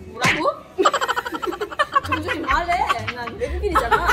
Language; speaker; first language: Korean; non-native, learner; Filipino